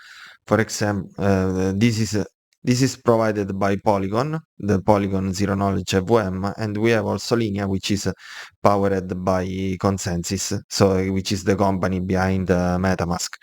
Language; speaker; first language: English; non-native, fluent; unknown